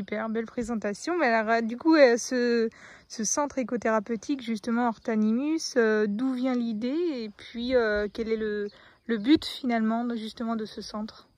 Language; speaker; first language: French; native; French